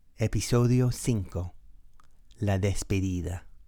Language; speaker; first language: Spanish; non-native, fluent; English